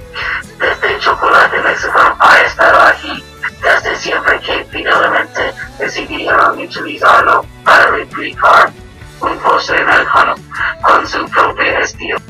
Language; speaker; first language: Spanish; non-native, learner; English